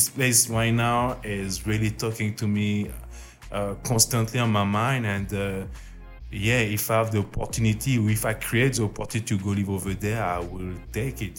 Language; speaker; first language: English; non-native, learner; French